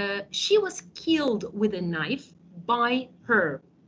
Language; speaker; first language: English; non-native, fluent; Turkish